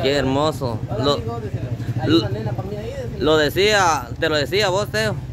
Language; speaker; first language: Spanish; native; Spanish